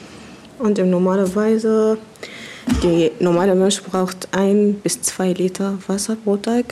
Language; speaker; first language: German; non-native, learner; Arabic